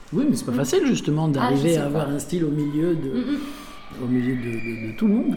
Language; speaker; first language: French; native; French